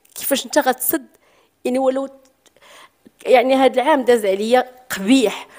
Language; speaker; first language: Arabic; native; Arabic